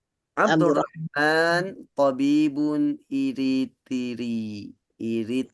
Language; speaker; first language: Arabic; non-native, fluent; Indonesian